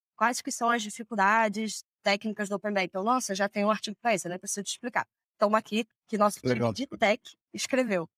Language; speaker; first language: Portuguese; native; Portuguese